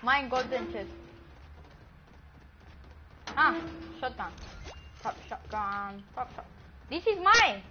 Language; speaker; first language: English; non-native, learner; Greek